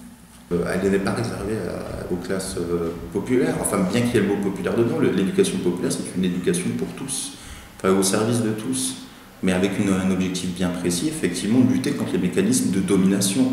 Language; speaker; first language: French; native; French